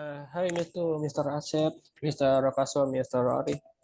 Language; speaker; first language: English; non-native, learner; Indonesian